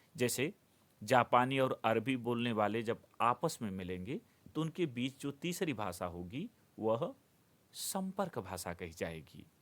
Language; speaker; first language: Hindi; native; Hindi